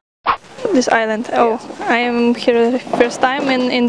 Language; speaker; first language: English; non-native, learner; Polish